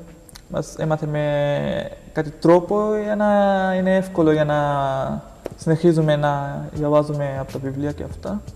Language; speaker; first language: Greek; non-native, learner; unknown